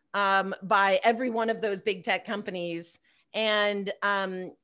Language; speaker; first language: English; native; English